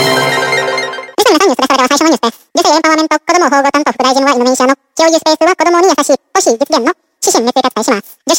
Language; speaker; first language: Japanese; non-native, fluent; Indonesian